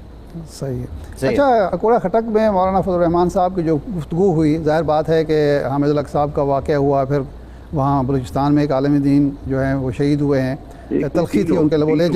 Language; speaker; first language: Urdu; native; Urdu